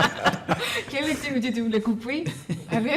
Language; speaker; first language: French; non-native, learner; Ukrainian